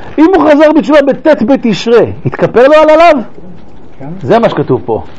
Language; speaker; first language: Hebrew; early bilingual, other home language; French